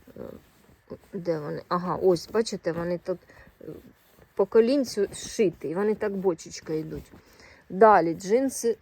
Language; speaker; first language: Ukrainian; native; Ukrainian